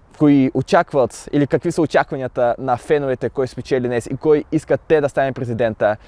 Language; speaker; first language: Bulgarian; early bilingual, other home language; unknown